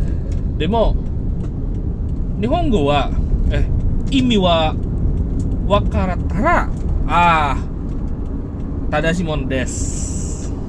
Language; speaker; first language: Japanese; non-native, learner; Indonesian